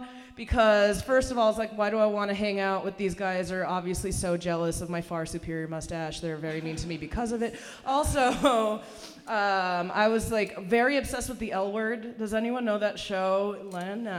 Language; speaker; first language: English; early bilingual, other home language; Persian